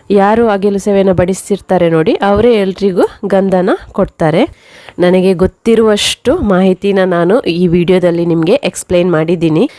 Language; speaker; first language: Kannada; non-native, local second language; Tulu